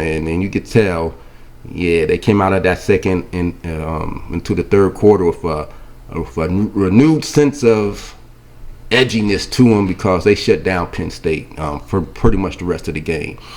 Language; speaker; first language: English; native; English